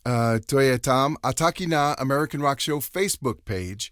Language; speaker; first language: Czech; non-native, learner; English